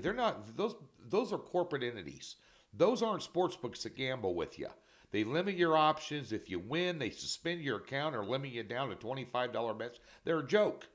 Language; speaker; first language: English; native; English